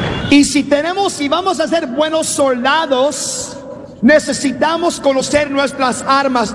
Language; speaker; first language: Spanish; early bilingual, heritage; Spanish